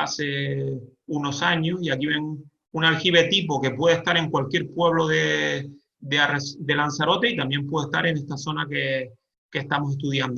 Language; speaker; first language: Spanish; native; Spanish